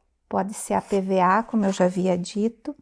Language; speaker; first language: Portuguese; native; Portuguese